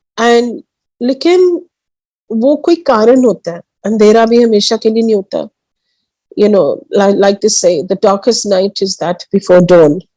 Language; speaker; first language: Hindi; early bilingual, heritage; Hindi